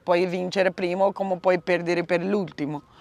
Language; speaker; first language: Italian; non-native, learner; Portuguese